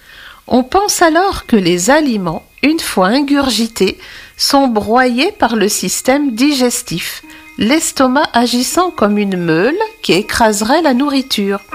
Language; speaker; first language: French; native; French